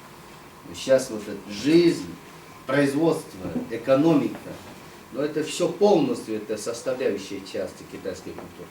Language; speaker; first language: Russian; non-native, fluent; Chinese